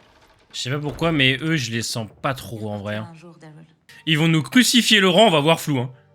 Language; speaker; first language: French; native; French